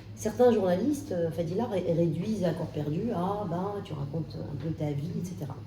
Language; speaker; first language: French; non-native, local second language; Arabic